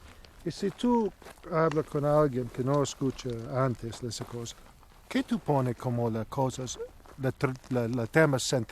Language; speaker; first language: Spanish; non-native, learner; English